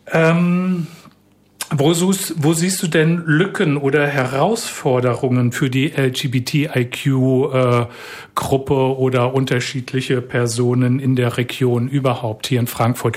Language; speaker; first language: German; native; German